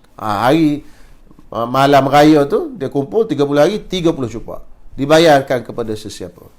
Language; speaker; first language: Malay; native; Malay